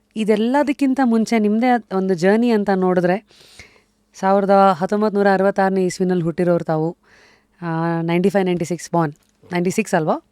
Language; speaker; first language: Kannada; native; Kannada